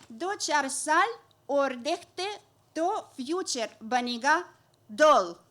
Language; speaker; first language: Hindi; non-native, learner; Russian